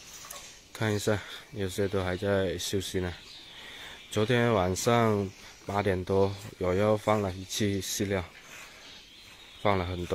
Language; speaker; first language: Chinese; non-native, local second language; Cantonese